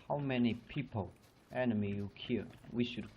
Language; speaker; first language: English; non-native, learner; Chinese